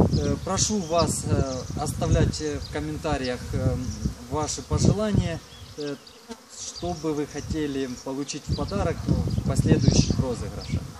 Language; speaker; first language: Russian; non-native, local second language; Ukrainian